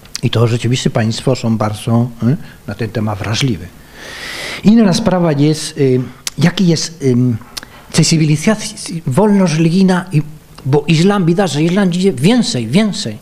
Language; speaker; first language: Polish; non-native, fluent; Spanish